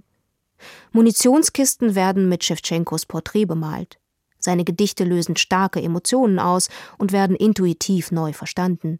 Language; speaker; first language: German; native; German